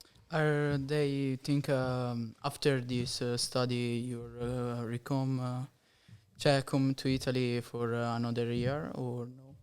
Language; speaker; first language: English; non-native, learner; Italian